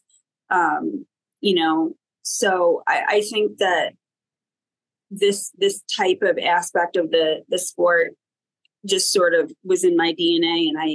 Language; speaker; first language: English; native; English